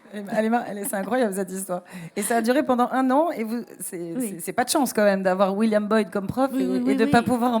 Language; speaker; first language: French; native; French